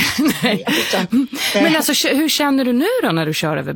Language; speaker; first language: Swedish; native; Swedish